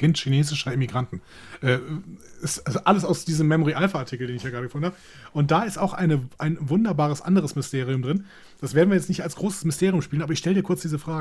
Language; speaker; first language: German; native; German